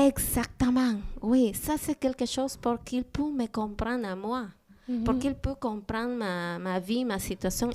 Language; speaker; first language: French; non-native, learner; Spanish